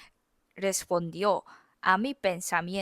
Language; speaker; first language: Spanish; non-native, fluent; Korean